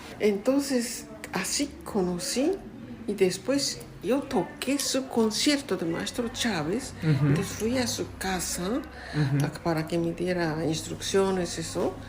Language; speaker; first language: Spanish; non-native, fluent; Japanese